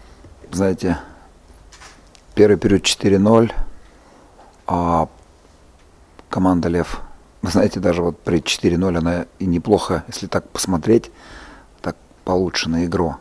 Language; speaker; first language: Russian; native; Russian